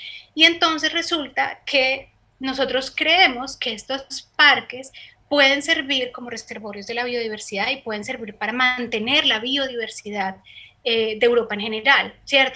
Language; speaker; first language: Spanish; native; Spanish